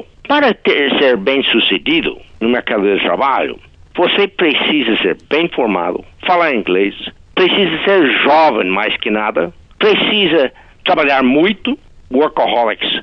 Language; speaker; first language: Portuguese; non-native, fluent; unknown